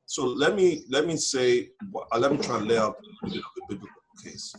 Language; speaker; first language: English; non-native, local second language; Yoruba